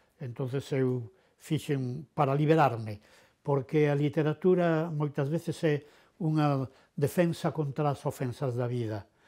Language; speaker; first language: Galician; non-native, local second language; Spanish